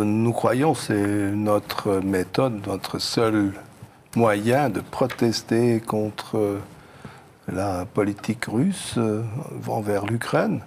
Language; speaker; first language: French; non-native, local second language; German